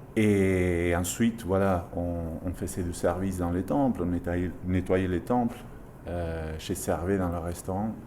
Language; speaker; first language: French; non-native, fluent; Spanish